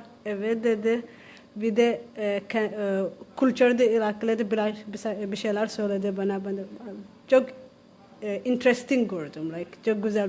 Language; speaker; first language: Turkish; non-native, learner; Somali